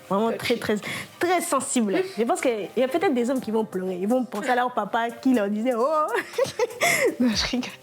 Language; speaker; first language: French; non-native, local second language; Lingala